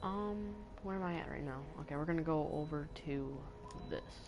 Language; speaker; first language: English; native; English